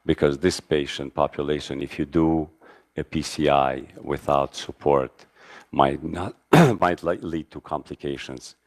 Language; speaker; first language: English; non-native, fluent; Albanian